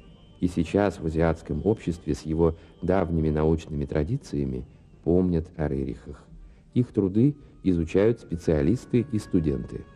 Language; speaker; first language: Russian; native; Russian